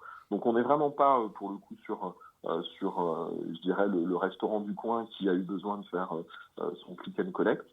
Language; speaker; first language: French; native; French